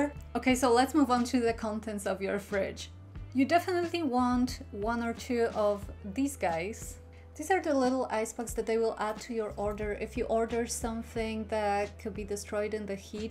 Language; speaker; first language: English; non-native, fluent; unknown